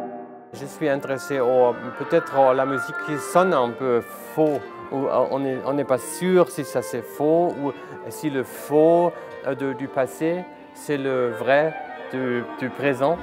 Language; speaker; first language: French; non-native, fluent; German